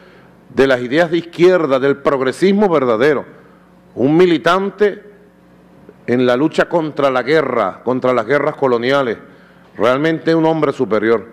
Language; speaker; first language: Spanish; native; Spanish